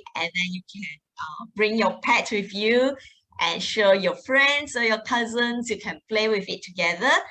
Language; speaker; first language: English; non-native, local second language; Malay